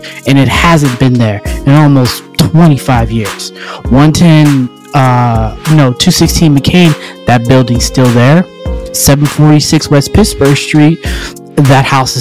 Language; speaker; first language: English; native; English